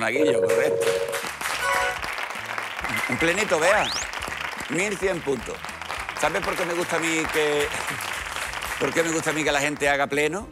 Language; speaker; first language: Spanish; native; Spanish